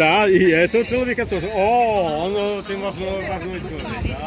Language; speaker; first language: Russian; non-native, local second language; Ukrainian